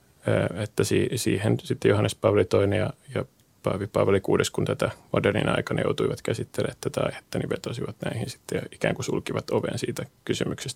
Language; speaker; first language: Finnish; native; Finnish